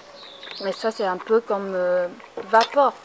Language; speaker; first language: French; non-native, fluent; Chinese